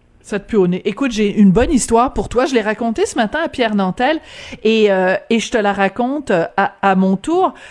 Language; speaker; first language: French; native; French